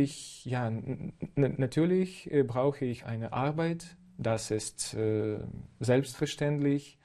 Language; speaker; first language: German; non-native, fluent; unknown